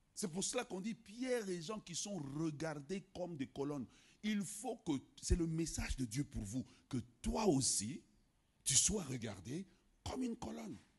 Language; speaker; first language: French; non-native, local second language; Lingala